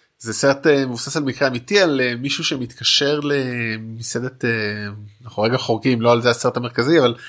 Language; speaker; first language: Hebrew; native; Hebrew